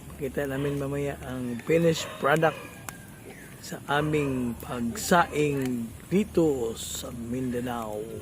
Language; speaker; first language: Filipino; non-native, local second language; Cebuano